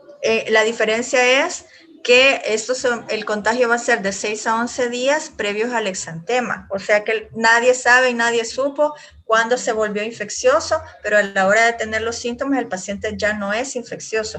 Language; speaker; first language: Spanish; native; Spanish